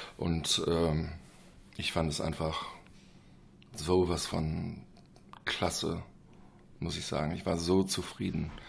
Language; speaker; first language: German; non-native, fluent; English